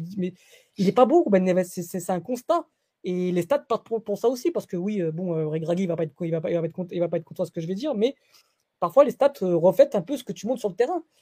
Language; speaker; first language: French; early bilingual, other home language; Portuguese